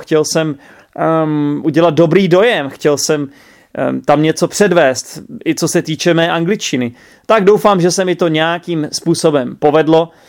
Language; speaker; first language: Czech; native; Czech